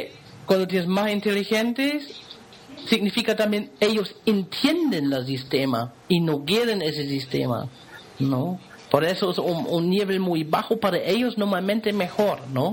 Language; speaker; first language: Spanish; non-native, fluent; German